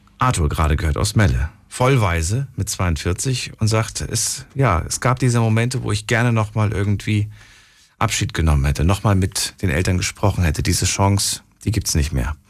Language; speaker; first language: German; native; German